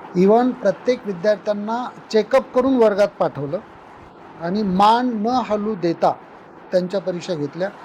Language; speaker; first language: Marathi; native; Marathi